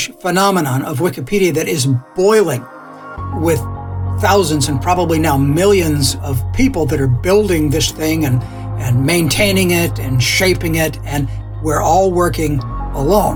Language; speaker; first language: English; native; English